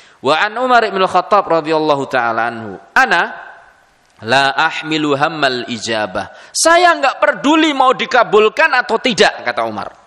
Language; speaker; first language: Indonesian; native; Indonesian